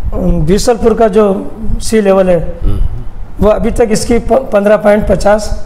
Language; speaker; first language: Hindi; native; Hindi